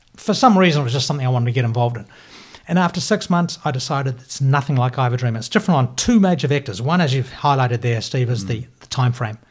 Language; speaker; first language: English; native; English